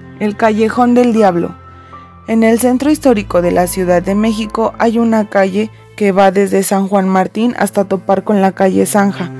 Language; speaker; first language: Spanish; native; Spanish